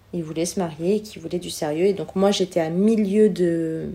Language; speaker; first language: French; early bilingual, other home language; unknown